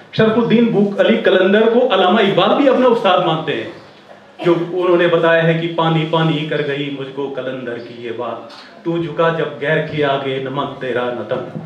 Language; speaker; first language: Urdu; non-native, local second language; Kashmiri